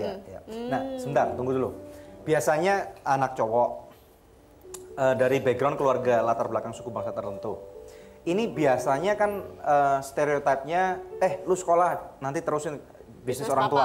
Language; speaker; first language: Indonesian; native; Indonesian